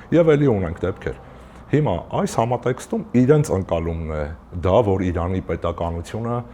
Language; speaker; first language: Armenian; native; Armenian